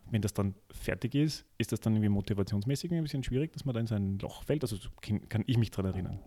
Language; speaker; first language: German; native; German